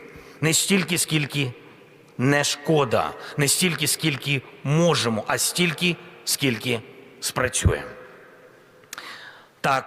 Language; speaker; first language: Ukrainian; non-native, local second language; Russian